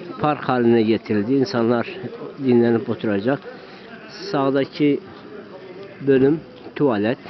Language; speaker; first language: Turkish; non-native, local second language; Zaza